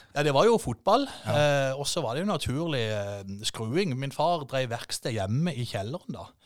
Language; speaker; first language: Norwegian; native; Norwegian